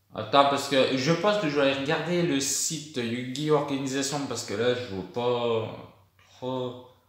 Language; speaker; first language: French; native; French